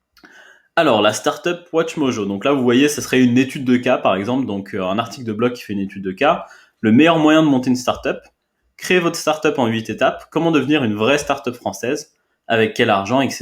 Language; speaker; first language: French; native; French